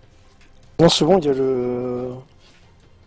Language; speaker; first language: French; native; French